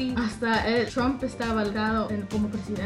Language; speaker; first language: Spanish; early bilingual, heritage; English